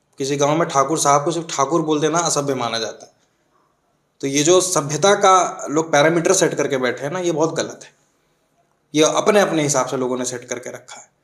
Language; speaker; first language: Hindi; non-native, local second language; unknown